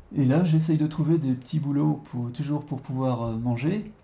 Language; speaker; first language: French; native; French